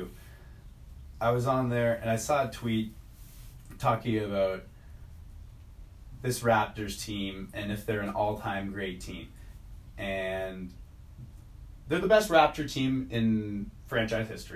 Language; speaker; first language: English; native; English